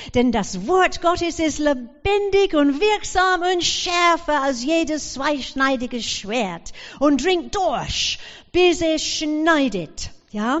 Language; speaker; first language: German; non-native, fluent; English